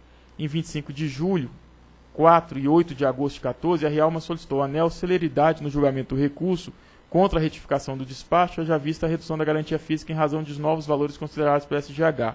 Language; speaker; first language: Portuguese; native; Portuguese